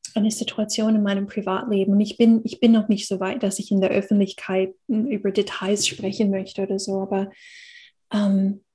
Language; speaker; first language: German; non-native, fluent; English